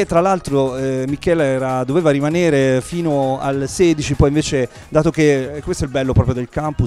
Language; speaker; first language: Italian; native; Italian